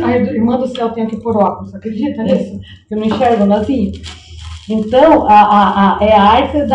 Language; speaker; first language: Portuguese; native; Portuguese